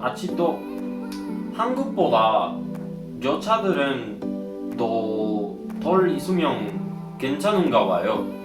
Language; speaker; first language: Korean; non-native, learner; Spanish